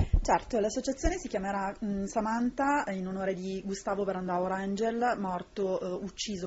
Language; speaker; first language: Italian; native; Italian